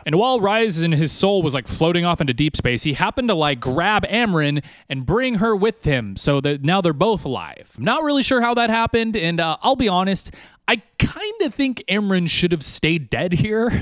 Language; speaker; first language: English; native; English